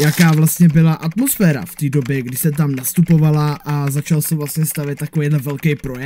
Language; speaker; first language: Czech; native; Czech